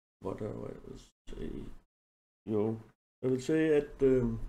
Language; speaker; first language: English; non-native, learner; Danish